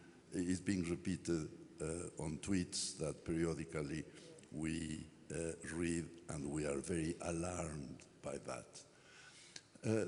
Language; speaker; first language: English; non-native, fluent; Spanish